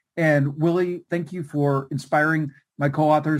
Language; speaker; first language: English; native; English